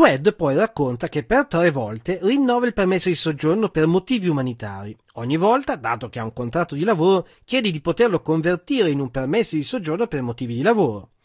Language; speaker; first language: Italian; native; Italian